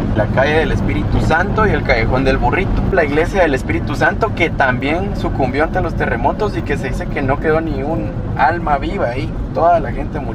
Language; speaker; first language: Spanish; native; Spanish